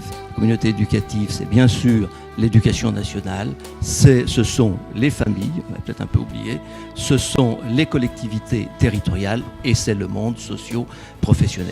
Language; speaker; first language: French; native; French